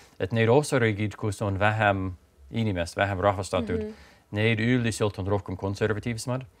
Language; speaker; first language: Estonian; non-native, fluent; English